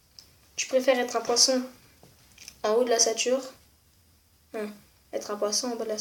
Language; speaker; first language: French; native; French